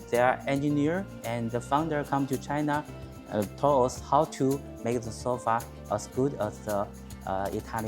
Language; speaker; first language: English; non-native, learner; Chinese